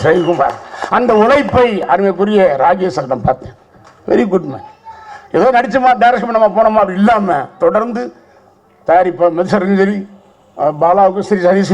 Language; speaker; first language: Tamil; native; Tamil